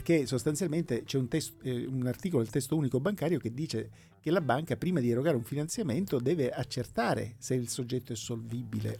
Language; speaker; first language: Italian; native; Italian